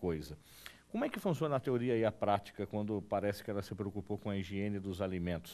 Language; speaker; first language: Portuguese; native; Portuguese